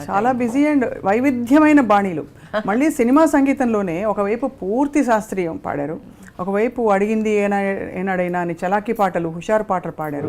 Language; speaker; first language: Telugu; native; Telugu